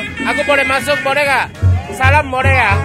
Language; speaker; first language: Indonesian; non-native, learner; Japanese